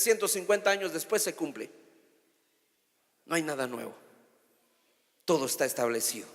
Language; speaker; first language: Spanish; native; Spanish